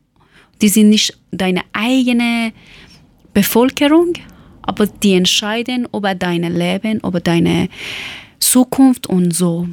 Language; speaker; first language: German; non-native, learner; Persian